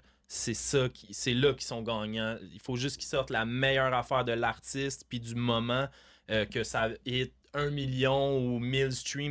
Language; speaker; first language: French; native; French